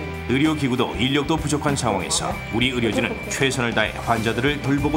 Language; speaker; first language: Korean; native; Korean